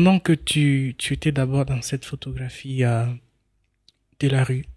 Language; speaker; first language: French; non-native, local second language; Swahili